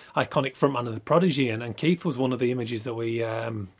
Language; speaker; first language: English; native; English